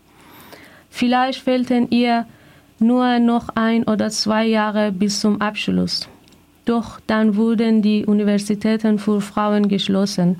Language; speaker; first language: German; non-native, fluent; Persian